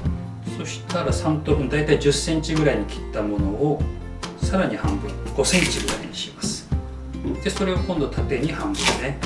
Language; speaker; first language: Japanese; native; Japanese